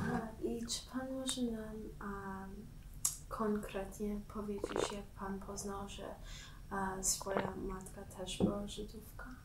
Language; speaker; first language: Polish; early bilingual, heritage; Polish